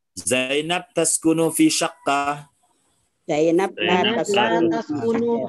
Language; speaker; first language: Arabic; non-native, fluent; Indonesian